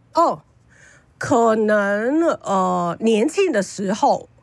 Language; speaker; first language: Chinese; non-native, fluent; Cantonese